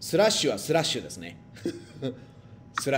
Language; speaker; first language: Japanese; non-native, fluent; Spanish